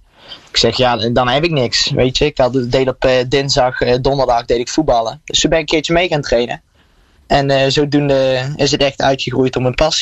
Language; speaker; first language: Dutch; native; Dutch